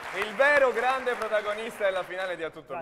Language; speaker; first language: Italian; native; Italian